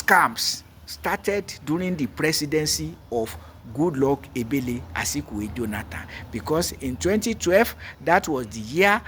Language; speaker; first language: English; non-native, local second language; Yoruba